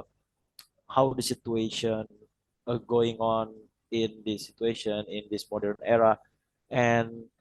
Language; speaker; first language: English; non-native, learner; Indonesian